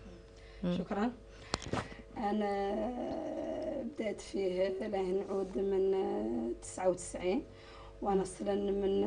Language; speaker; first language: Arabic; native; Arabic